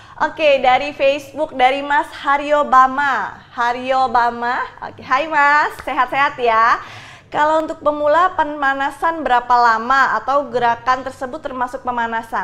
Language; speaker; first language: Indonesian; native; Indonesian